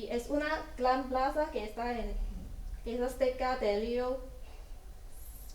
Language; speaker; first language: Spanish; non-native, learner; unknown